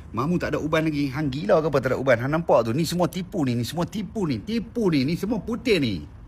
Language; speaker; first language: Malay; native; Malay